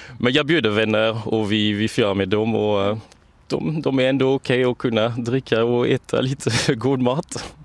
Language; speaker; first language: Swedish; non-native, fluent; French